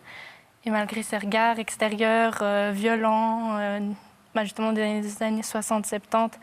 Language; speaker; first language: French; native; French